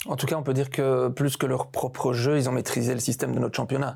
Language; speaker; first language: French; native; French